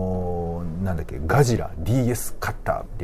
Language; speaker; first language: Japanese; native; Japanese